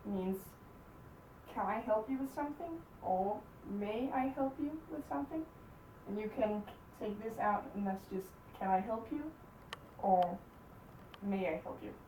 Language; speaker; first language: English; non-native, fluent; Danish